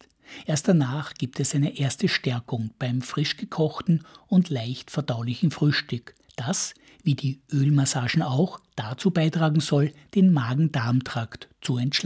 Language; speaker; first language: German; native; German